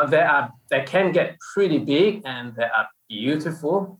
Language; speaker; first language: English; non-native, local second language; Min Nan Chinese